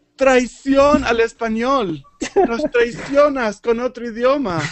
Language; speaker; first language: Spanish; native; Spanish